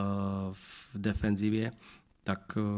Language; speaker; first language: Russian; non-native, learner; Czech